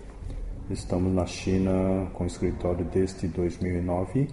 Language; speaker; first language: Portuguese; early bilingual, other home language; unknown